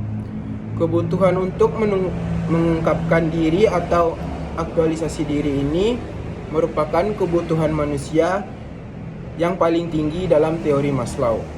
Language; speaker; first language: Indonesian; native; Indonesian